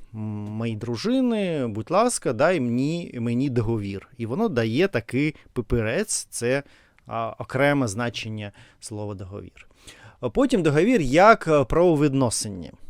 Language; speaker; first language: Ukrainian; non-native, learner; Russian